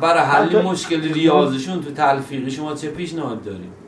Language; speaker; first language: Persian; native; Persian